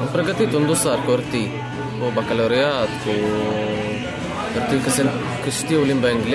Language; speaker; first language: Romanian; early bilingual, heritage; Romanian